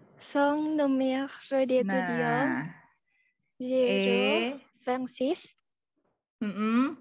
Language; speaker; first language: French; non-native, learner; Indonesian